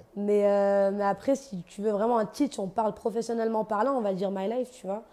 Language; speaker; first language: French; native; French